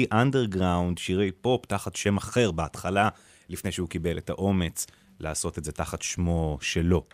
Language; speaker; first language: Hebrew; native; Hebrew